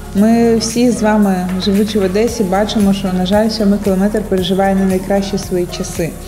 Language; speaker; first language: Ukrainian; native; Ukrainian